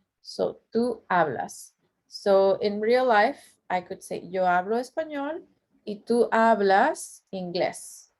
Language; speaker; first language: Spanish; non-native, fluent; English